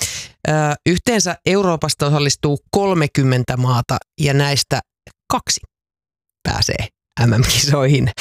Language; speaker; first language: Finnish; native; Finnish